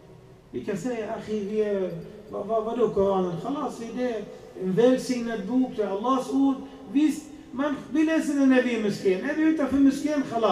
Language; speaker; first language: Swedish; non-native, fluent; Arabic